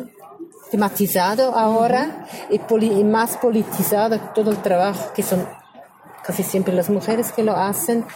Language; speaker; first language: Spanish; non-native, learner; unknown